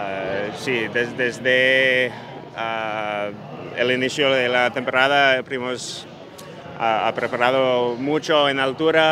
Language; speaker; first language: Spanish; non-native, fluent; English